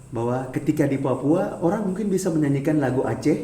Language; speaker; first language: Indonesian; native; Indonesian